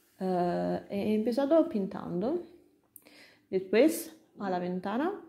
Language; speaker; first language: Spanish; non-native, learner; Italian